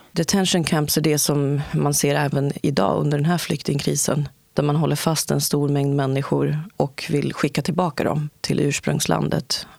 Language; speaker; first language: Swedish; early bilingual, other home language; Kurdish